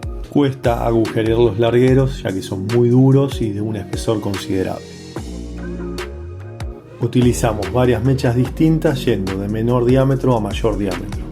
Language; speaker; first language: Spanish; native; Spanish